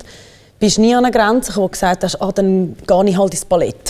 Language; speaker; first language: German; native; German